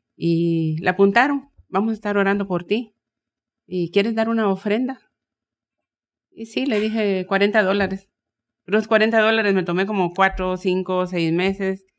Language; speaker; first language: Spanish; native; Spanish